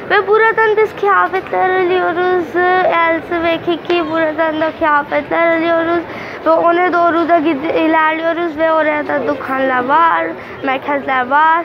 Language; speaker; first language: Turkish; non-native, learner; Urdu